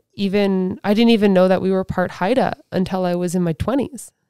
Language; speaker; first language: English; native; English